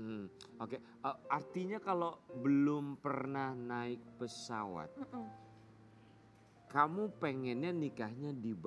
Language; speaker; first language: Indonesian; native; Indonesian